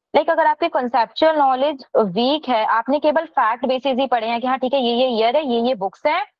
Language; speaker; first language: Hindi; native; Hindi